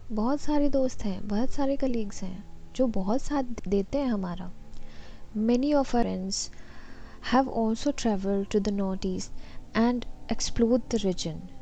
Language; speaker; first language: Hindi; non-native, local second language; Assamese